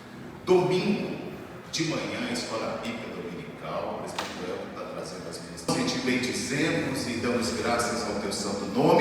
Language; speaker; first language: Portuguese; native; Portuguese